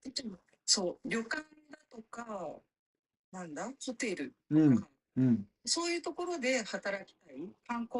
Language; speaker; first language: Japanese; non-native, fluent; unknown